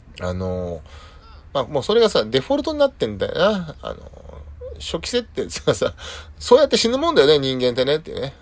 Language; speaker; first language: Japanese; native; Japanese